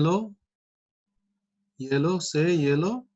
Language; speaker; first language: English; non-native, local second language; Bangla